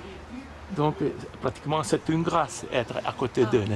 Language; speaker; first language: French; native; French